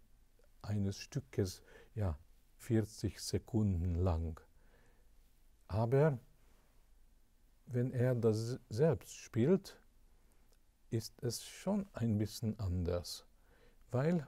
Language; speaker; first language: German; non-native, fluent; Hungarian